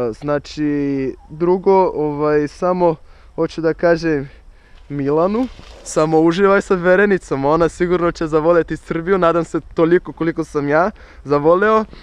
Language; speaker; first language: Serbian; non-native, fluent; Portuguese